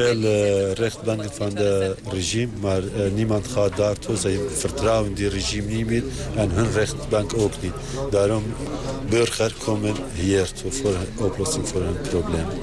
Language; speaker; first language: Dutch; non-native, learner; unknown